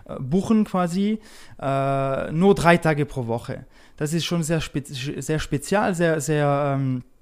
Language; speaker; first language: German; non-native, local second language; French